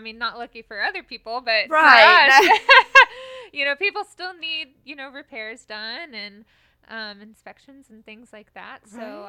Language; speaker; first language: English; native; English